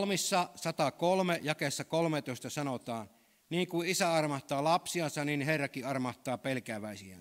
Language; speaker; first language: Finnish; native; Finnish